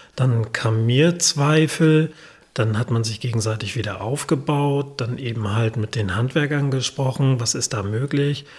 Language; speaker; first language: German; native; German